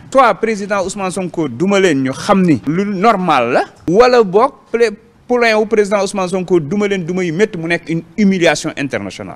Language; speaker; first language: French; non-native, local second language; Wolof